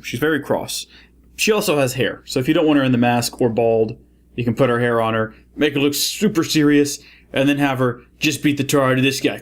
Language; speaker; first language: English; native; English